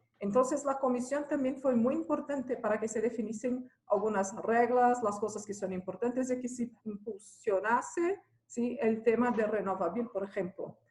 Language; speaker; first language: Spanish; non-native, fluent; Portuguese